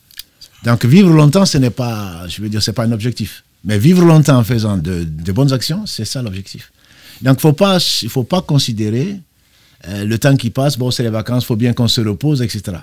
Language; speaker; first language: French; native; French